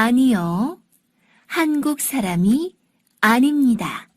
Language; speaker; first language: Korean; non-native, learner; Sinhala